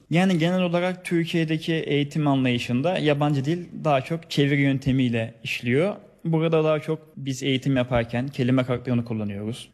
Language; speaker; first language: Turkish; native; Turkish